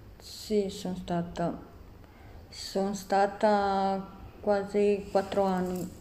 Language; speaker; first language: Italian; non-native, learner; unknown